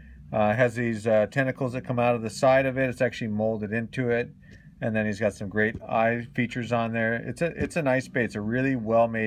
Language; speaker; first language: English; native; English